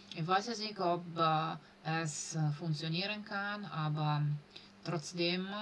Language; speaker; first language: German; non-native, learner; Italian